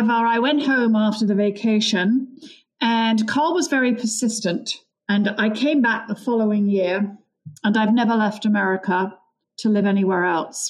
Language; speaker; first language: English; native; English